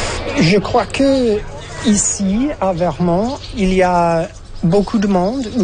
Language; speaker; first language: French; non-native, fluent; English